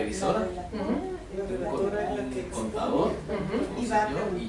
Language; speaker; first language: Spanish; native; Spanish